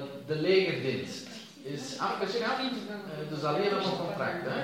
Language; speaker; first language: Russian; non-native, learner; Dutch